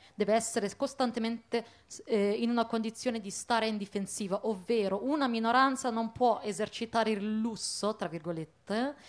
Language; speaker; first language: Italian; early bilingual, other home language; Arabic